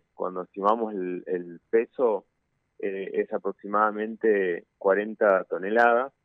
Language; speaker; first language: Spanish; native; Spanish